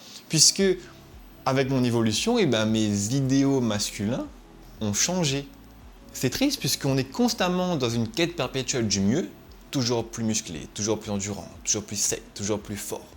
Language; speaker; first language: French; native; French